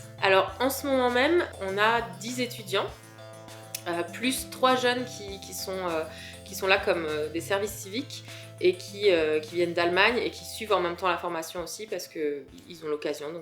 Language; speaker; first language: French; native; French